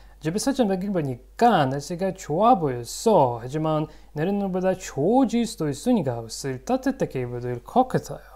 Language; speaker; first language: Korean; non-native, learner; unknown